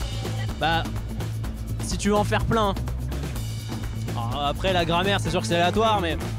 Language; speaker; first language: French; native; French